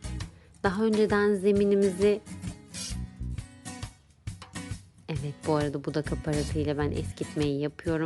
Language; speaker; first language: Turkish; native; Turkish